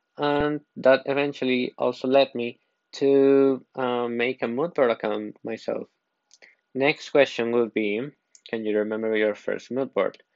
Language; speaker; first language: English; non-native, fluent; Spanish